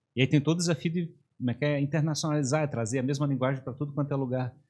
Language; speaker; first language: Portuguese; native; Portuguese